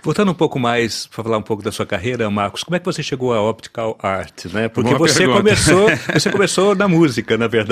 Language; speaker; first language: Portuguese; native; Portuguese